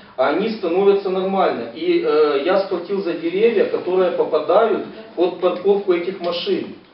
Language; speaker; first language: Russian; non-native, local second language; Ukrainian